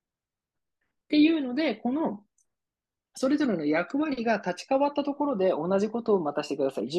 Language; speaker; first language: Japanese; native; Japanese